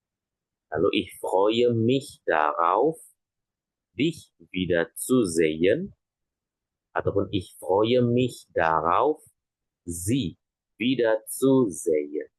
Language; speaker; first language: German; non-native, fluent; Indonesian